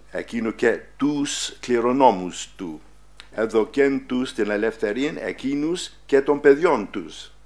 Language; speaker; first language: Greek; non-native, fluent; English